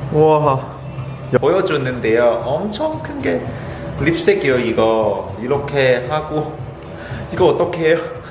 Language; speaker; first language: Korean; non-native, fluent; Cantonese